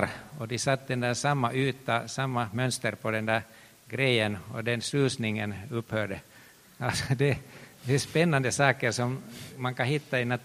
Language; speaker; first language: Swedish; non-native, local second language; Finnish